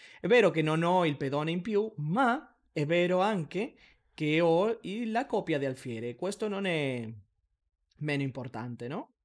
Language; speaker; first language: Italian; non-native, learner; Spanish